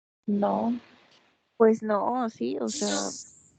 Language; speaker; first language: Spanish; native; Spanish